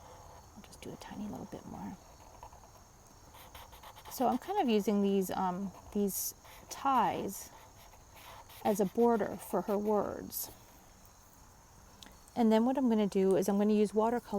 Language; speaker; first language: English; native; English